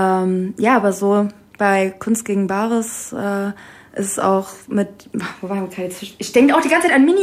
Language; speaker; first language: German; early bilingual, other home language; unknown